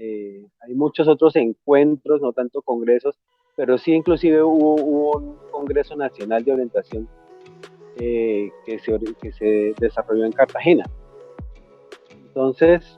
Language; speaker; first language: Spanish; native; Spanish